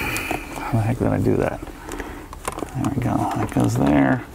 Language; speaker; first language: English; native; English